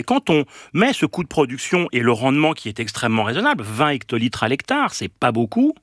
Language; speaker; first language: French; native; French